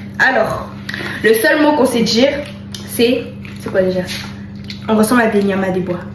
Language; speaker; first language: French; native; French